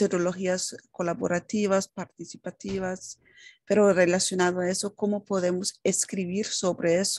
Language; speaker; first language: Spanish; non-native, fluent; Dutch